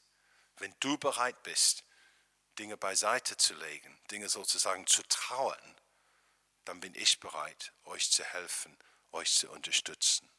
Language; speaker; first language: German; non-native, fluent; English